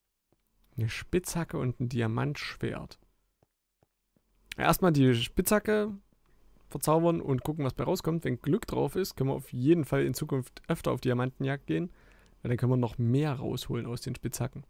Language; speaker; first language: German; native; German